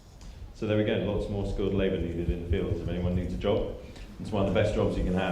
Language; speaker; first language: English; native; English